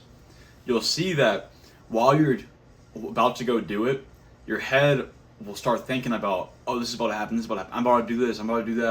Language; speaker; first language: English; native; English